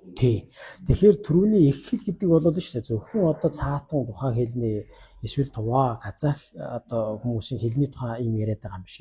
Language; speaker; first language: Mongolian; non-native, local second language; Kazakh